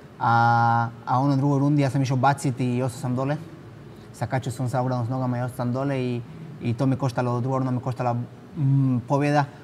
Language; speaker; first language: Bosnian; non-native, fluent; Spanish